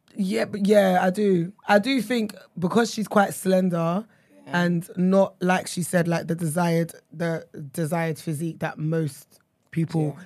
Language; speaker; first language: English; early bilingual, other home language; Akan